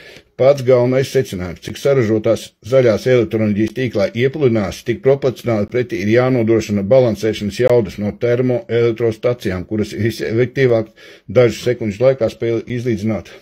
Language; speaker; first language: Latvian; native; Latvian